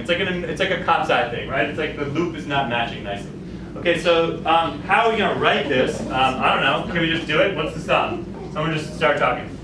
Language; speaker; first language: English; native; English